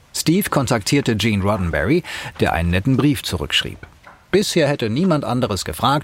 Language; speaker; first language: German; native; German